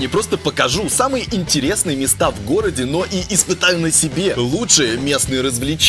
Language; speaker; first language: Russian; native; Russian